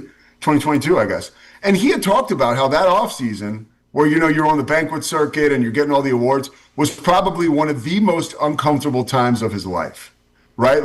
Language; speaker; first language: English; native; English